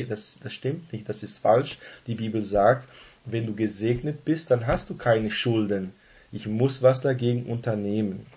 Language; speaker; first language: German; non-native, fluent; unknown